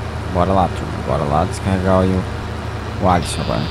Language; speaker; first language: Portuguese; native; Portuguese